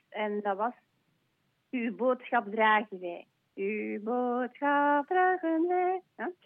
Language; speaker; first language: Dutch; non-native, local second language; French